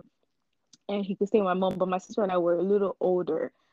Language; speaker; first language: English; non-native, local second language; Yoruba